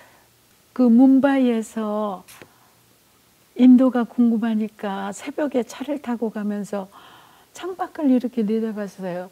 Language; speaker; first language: Korean; native; Korean